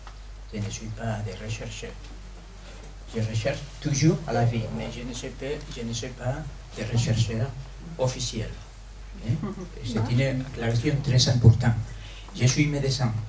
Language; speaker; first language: French; non-native, fluent; Spanish